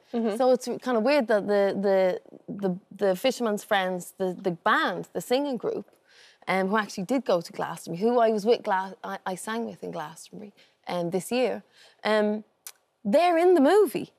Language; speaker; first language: English; native; English